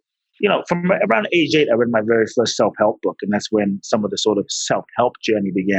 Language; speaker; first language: English; native; English